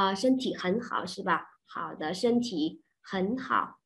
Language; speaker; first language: Chinese; non-native, fluent; Vietnamese